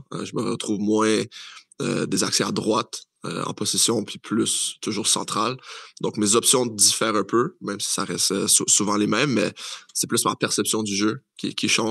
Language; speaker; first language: French; native; French